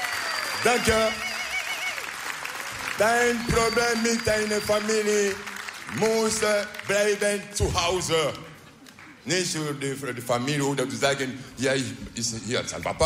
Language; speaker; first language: Dutch; non-native, learner; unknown